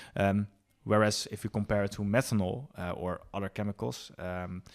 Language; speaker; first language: English; non-native, fluent; Dutch